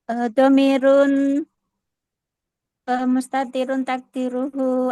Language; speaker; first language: Arabic; non-native, learner; Indonesian